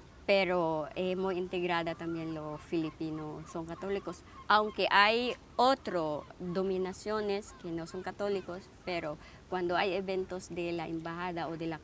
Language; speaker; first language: Spanish; non-native, fluent; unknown